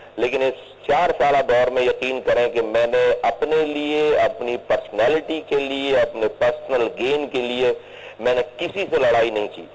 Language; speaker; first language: Urdu; native; Urdu